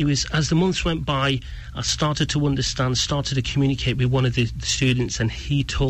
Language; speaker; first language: English; native; English